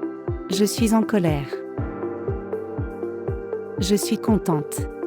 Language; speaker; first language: French; non-native, local second language; Malagasy